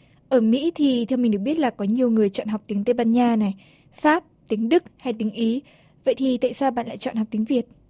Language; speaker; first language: Vietnamese; native; Vietnamese